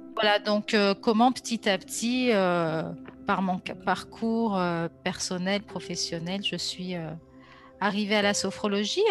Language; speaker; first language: French; native; French